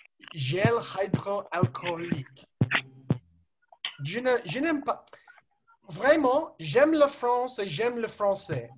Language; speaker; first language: French; non-native, learner; English